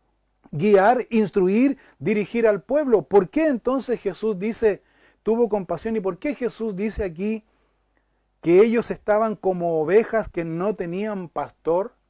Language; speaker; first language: Spanish; native; Spanish